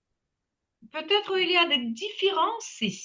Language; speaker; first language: French; non-native, fluent; Ukrainian